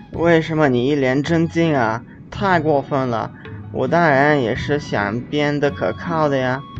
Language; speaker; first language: Chinese; non-native, learner; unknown